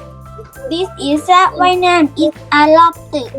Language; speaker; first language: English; non-native, learner; Thai